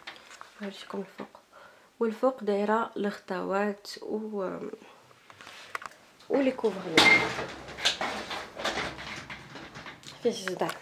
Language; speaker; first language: Arabic; early bilingual, heritage; Arabic